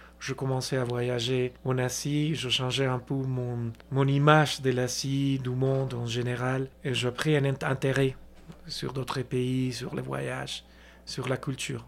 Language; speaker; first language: French; non-native, fluent; Spanish